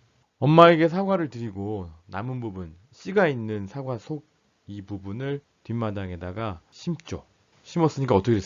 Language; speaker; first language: Korean; native; Korean